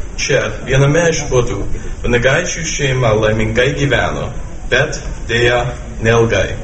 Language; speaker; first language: Lithuanian; early bilingual, heritage; Lithuanian